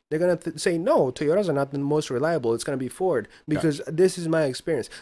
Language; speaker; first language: English; early bilingual, other home language; Spanish